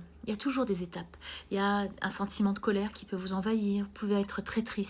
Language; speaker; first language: French; native; French